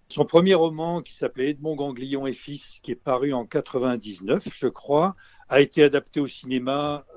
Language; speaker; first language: French; native; French